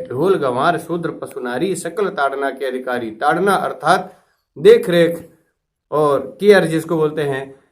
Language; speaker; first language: Hindi; native; Hindi